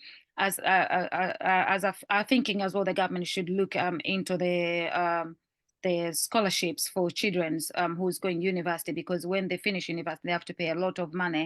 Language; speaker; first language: English; non-native, fluent; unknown